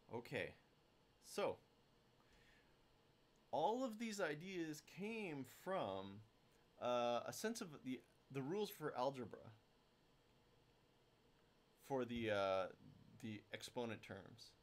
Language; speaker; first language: English; native; English